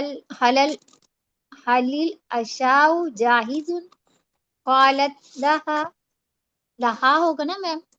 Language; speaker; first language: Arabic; non-native, learner; Urdu